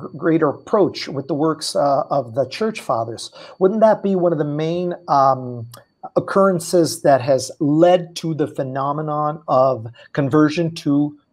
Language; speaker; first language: English; non-native, fluent; Portuguese